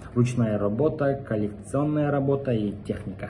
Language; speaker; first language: Russian; non-native, local second language; Kazakh